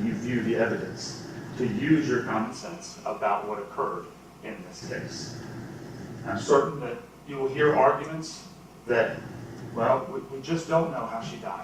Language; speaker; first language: English; native; English